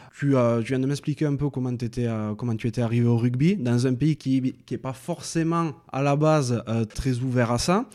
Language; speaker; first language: French; native; French